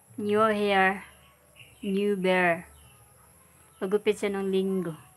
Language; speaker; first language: Filipino; non-native, local second language; Cebuano